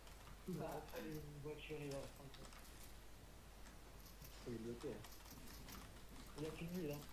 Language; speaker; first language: French; native; French